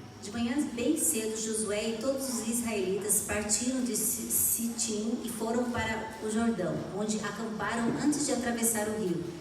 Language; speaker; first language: Portuguese; native; Portuguese